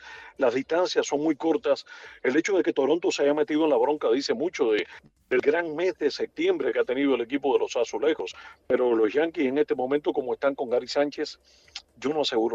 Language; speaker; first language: Spanish; native; Spanish